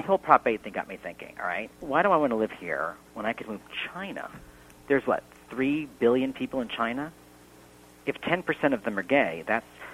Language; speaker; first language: English; native; English